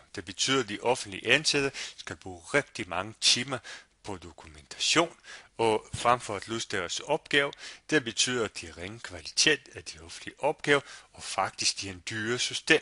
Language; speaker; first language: Danish; non-native, fluent; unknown